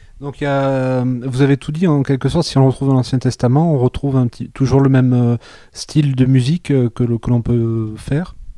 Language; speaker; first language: French; native; French